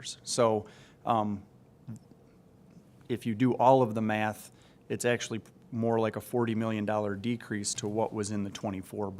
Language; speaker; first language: English; native; English